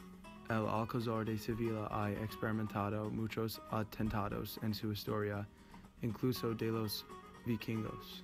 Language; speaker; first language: Spanish; non-native, learner; English